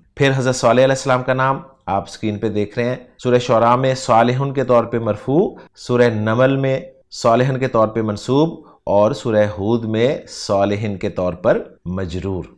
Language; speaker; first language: Urdu; native; Urdu